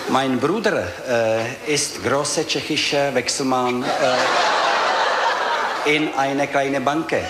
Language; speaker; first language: German; non-native, learner; Czech